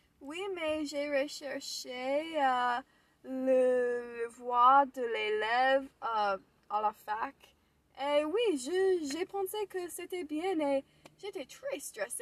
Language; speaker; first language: French; non-native, learner; English